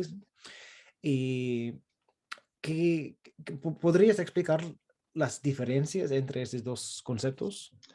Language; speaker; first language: Spanish; non-native, fluent; English